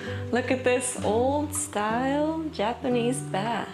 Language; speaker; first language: English; native; English